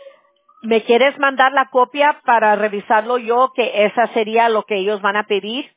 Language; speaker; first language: Spanish; early bilingual, heritage; Spanish